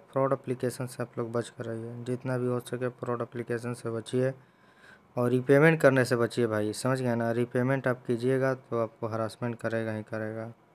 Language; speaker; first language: Hindi; native; Hindi